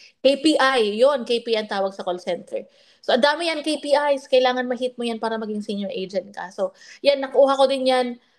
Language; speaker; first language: Filipino; non-native, local second language; Bikol